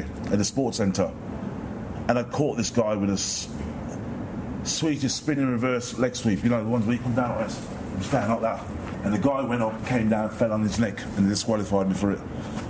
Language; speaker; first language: English; native; English